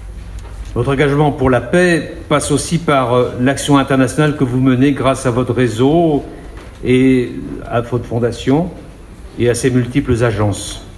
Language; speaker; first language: French; native; French